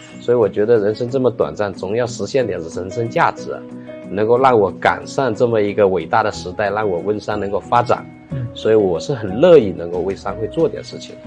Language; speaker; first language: Chinese; native; Chinese